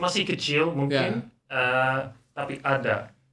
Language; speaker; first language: Indonesian; non-native, learner; English